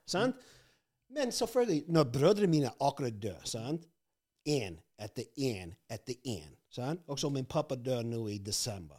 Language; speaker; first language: Norwegian; non-native, fluent; English